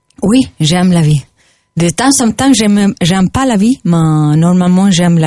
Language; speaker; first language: French; non-native, learner; Spanish